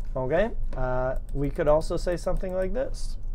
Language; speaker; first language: English; native; English